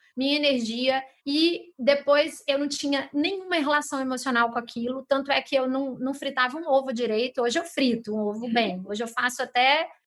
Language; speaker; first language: Portuguese; native; Portuguese